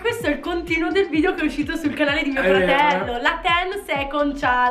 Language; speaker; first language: Italian; native; Italian